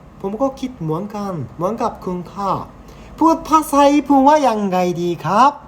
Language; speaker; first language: Thai; non-native, learner; Japanese